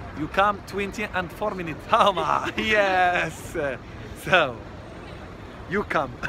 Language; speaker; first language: English; non-native, learner; Arabic